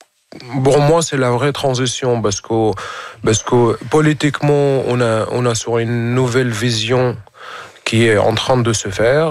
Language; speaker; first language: French; non-native, fluent; Arabic